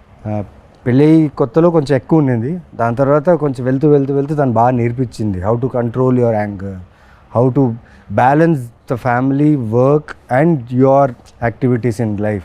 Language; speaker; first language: Telugu; native; Telugu